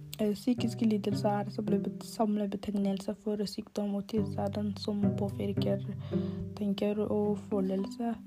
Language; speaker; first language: Norwegian; non-native, learner; Arabic